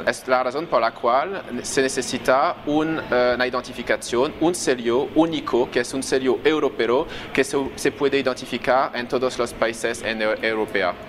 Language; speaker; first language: Spanish; non-native, fluent; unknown